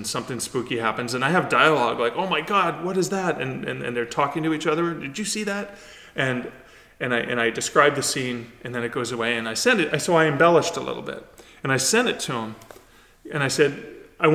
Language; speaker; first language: English; native; English